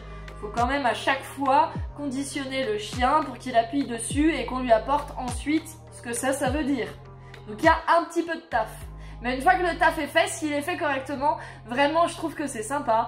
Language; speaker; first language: French; native; French